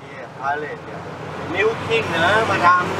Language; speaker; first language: English; non-native, learner; Thai